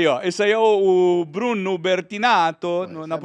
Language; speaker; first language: Portuguese; native; Portuguese